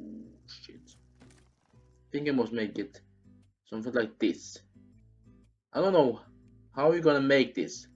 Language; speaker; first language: English; non-native, fluent; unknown